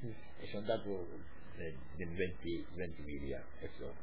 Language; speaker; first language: Italian; non-native, local second language; Friulian